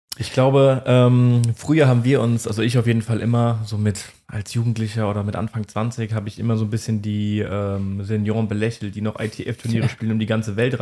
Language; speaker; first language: German; native; German